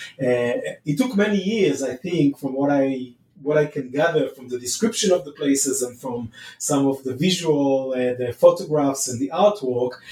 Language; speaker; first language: English; non-native, fluent; Hebrew